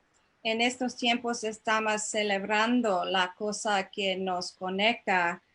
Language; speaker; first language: Spanish; non-native, fluent; English